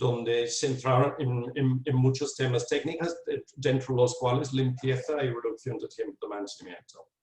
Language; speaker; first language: Spanish; non-native, fluent; English